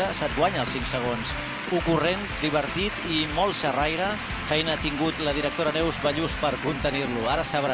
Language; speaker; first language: Catalan; native; Catalan